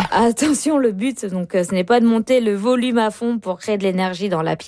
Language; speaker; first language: French; native; French